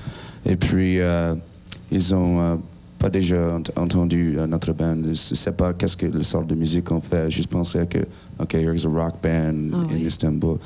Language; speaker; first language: French; non-native, learner; English